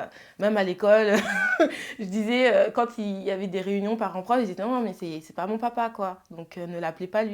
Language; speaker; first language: French; early bilingual, other home language; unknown